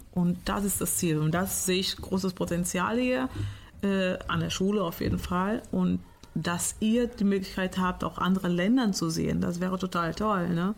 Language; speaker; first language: German; non-native, fluent; Portuguese